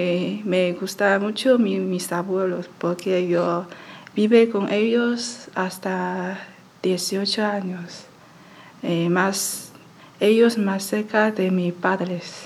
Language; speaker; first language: Spanish; non-native, learner; Chinese